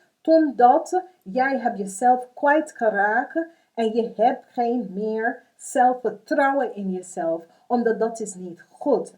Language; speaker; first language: Dutch; non-native, fluent; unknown